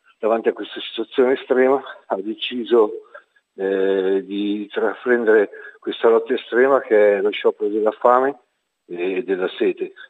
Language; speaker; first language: Italian; native; Italian